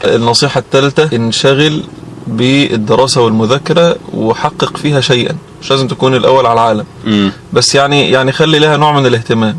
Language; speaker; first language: Arabic; native; Arabic